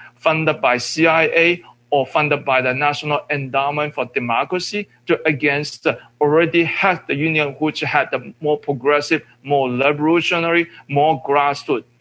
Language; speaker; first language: English; non-native, local second language; Cantonese